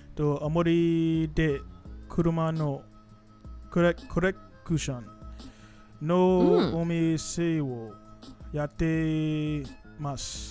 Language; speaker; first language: Japanese; non-native, learner; English